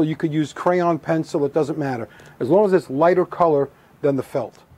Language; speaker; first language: English; native; English